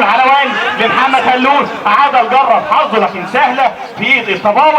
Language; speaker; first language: Arabic; native; Arabic